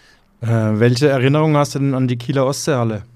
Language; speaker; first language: German; native; German